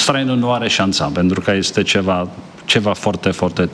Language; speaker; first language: Romanian; non-native, learner; Czech